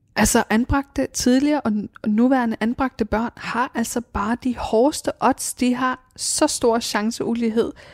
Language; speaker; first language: Danish; early bilingual, other home language; Persian